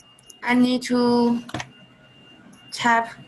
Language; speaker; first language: English; non-native, learner; Chinese